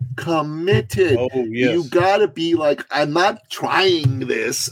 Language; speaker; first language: English; early bilingual, other home language; Persian